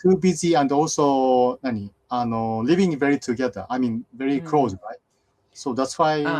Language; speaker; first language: English; non-native, fluent; Japanese